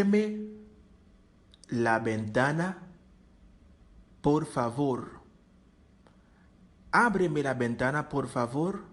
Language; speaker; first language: Spanish; non-native, learner; Haitian Creole